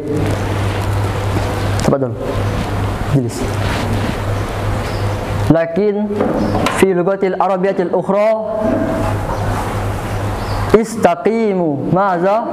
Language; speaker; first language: Arabic; non-native, learner; Indonesian